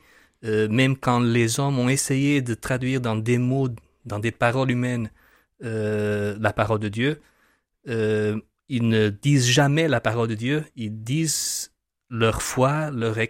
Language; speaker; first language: French; non-native, fluent; Portuguese